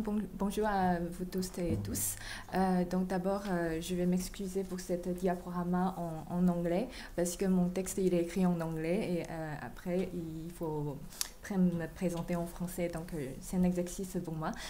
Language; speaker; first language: French; non-native, fluent; Chinese